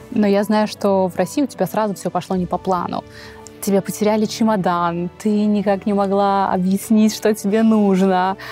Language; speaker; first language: Russian; native; Russian